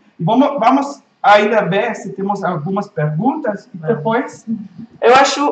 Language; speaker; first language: Portuguese; non-native, fluent; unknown